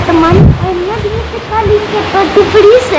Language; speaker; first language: Indonesian; early bilingual, heritage; Spanish